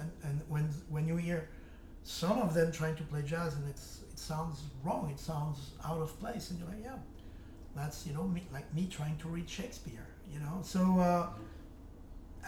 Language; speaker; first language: English; non-native, fluent; French